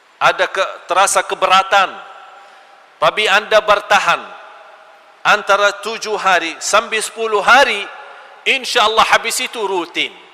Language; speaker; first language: Malay; non-native, fluent; Arabic